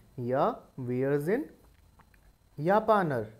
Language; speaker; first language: German; non-native, learner; Hindi